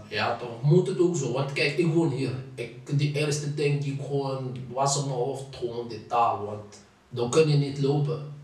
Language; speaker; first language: Dutch; non-native, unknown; Arabic